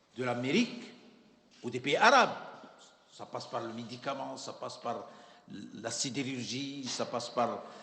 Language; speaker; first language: French; non-native, local second language; Arabic